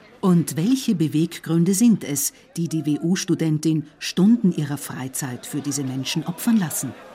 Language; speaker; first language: German; native; German